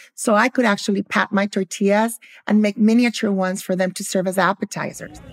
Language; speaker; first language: English; early bilingual, other home language; Spanish